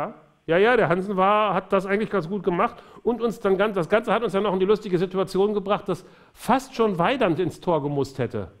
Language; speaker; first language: German; native; German